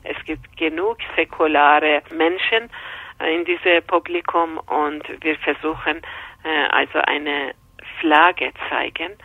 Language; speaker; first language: German; non-native, fluent; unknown